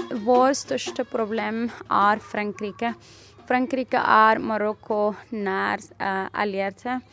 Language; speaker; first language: Norwegian; non-native, fluent; Arabic